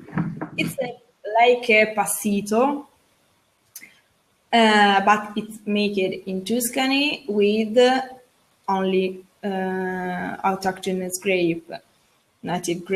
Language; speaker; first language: English; non-native, learner; Italian